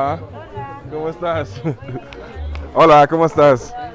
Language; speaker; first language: Spanish; non-native, learner; English